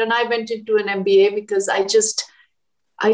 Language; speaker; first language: English; non-native, local second language; Hindi